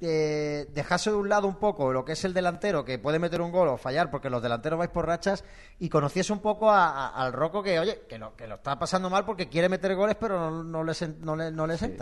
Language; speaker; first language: Spanish; native; Spanish